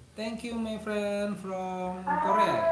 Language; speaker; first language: English; non-native, learner; Indonesian